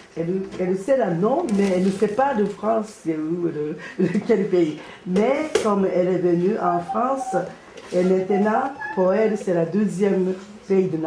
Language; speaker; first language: French; non-native, learner; Japanese